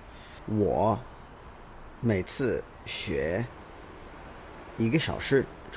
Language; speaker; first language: Chinese; non-native, learner; English